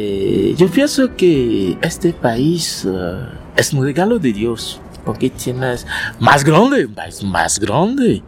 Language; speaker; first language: Spanish; non-native, learner; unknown